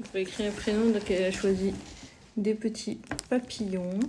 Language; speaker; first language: French; native; French